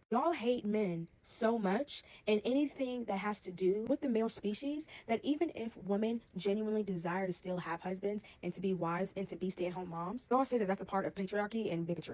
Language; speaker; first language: English; native; English